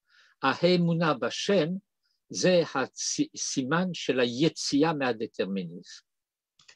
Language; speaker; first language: Hebrew; non-native, fluent; French